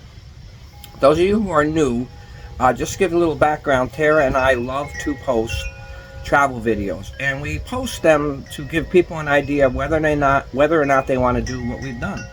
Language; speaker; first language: English; native; English